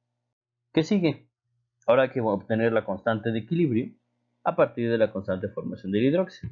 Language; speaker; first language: Spanish; native; Spanish